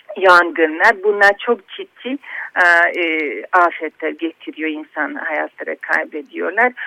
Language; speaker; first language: Turkish; non-native, fluent; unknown